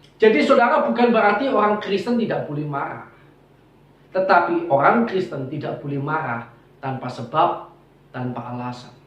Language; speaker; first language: Indonesian; non-native, local second language; Javanese